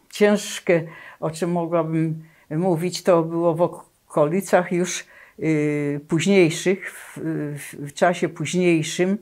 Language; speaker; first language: Polish; native; Polish